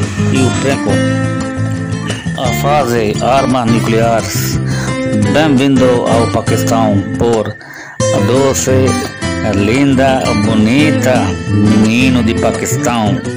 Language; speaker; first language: Portuguese; non-native, learner; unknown